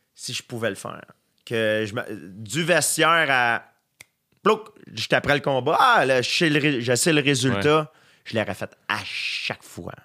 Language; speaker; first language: French; native; French